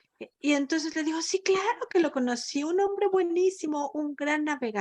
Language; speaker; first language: Spanish; native; Spanish